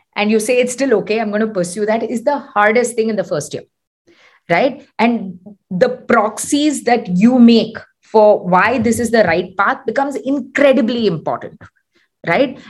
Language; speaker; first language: English; non-native, local second language; Tamil